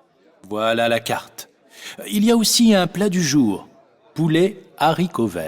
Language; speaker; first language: French; native; French